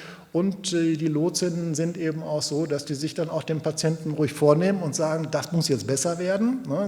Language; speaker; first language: German; native; German